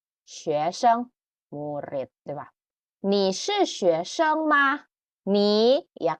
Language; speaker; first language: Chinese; non-native, fluent; Indonesian